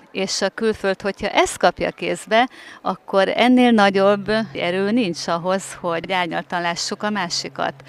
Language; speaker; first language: Hungarian; native; Hungarian